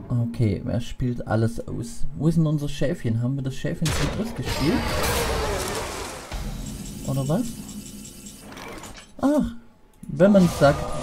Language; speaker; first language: German; native; German